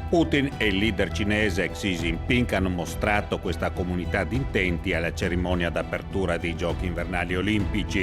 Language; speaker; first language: Italian; native; Italian